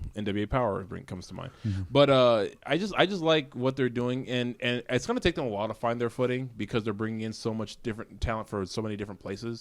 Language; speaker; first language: English; native; English